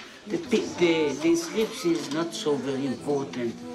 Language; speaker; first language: English; non-native, fluent; Hebrew